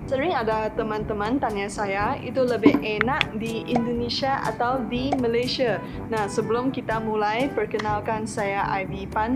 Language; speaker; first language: Indonesian; non-native, fluent; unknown